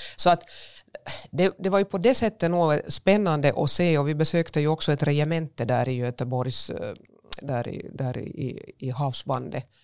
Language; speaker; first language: Swedish; native; Swedish